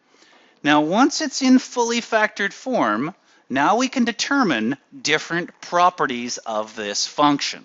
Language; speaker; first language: English; native; English